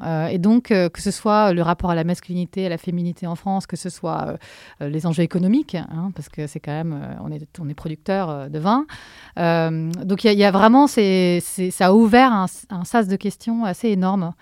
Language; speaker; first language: French; native; French